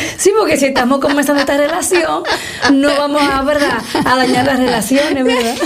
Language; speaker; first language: Spanish; native; Spanish